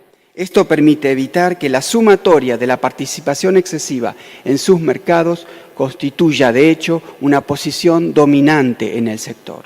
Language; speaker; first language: Spanish; native; Spanish